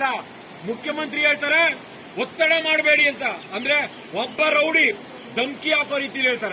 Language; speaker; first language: Kannada; native; Kannada